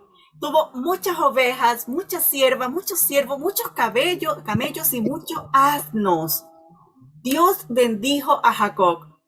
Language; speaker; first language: Spanish; native; Spanish